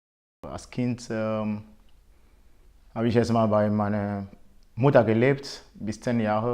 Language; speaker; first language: German; non-native, fluent; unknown